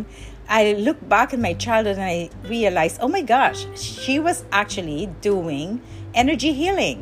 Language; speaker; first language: English; non-native, local second language; Filipino